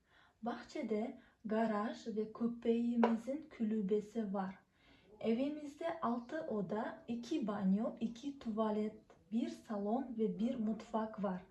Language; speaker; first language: Turkish; non-native, fluent; Kazakh